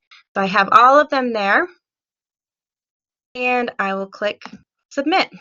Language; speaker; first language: English; native; English